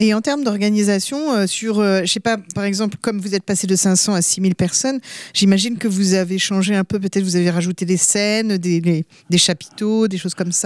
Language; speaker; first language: French; native; French